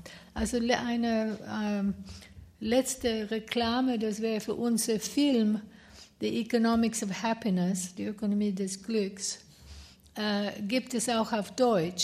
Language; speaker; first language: German; non-native, fluent; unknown